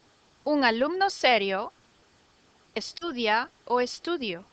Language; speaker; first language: Spanish; non-native, fluent; English